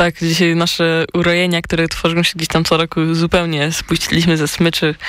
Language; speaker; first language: Polish; native; Polish